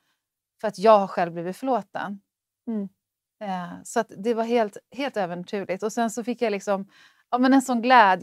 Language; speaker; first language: Swedish; native; Swedish